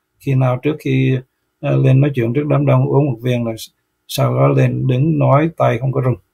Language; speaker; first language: Vietnamese; native; Vietnamese